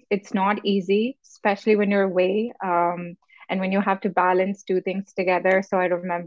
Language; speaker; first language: English; non-native, local second language; Urdu